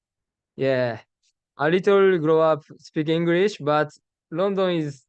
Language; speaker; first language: English; non-native, learner; Japanese